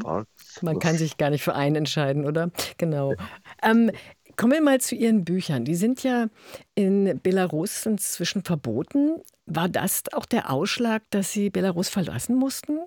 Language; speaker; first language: German; native; German